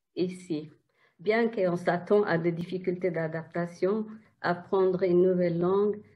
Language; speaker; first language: French; non-native, fluent; Tigrinya